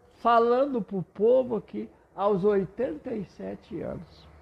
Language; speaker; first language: Portuguese; non-native, local second language; German